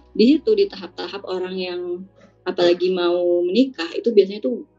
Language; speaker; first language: Indonesian; native; Indonesian